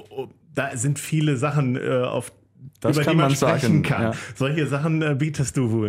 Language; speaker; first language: German; native; German